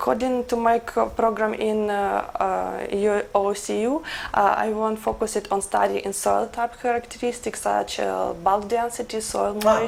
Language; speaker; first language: English; non-native, learner; Ukrainian